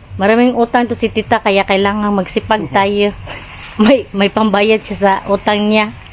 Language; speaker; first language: Filipino; non-native, local second language; Cebuano